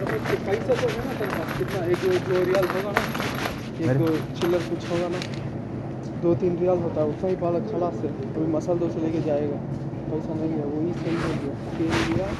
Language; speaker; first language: Hindi; non-native, local second language; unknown